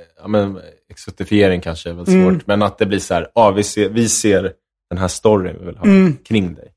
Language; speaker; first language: Swedish; native; Swedish